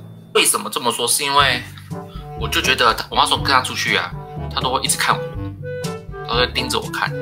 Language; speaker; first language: Chinese; native; Chinese